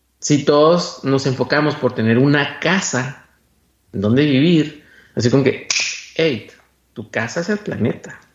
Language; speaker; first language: Spanish; native; Spanish